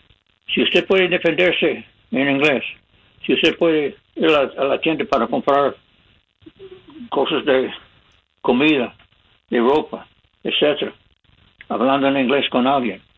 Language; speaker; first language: Spanish; non-native, fluent; English